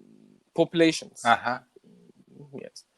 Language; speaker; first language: English; non-native, learner; Turkish